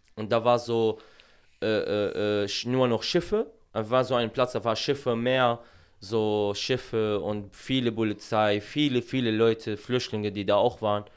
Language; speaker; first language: German; non-native, fluent; Arabic